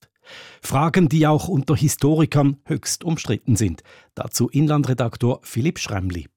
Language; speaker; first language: German; native; German